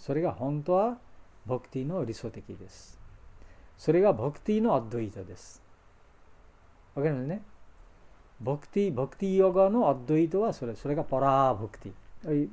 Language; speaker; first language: Japanese; non-native, fluent; Bangla